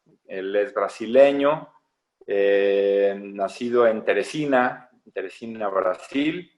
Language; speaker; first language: Spanish; native; Spanish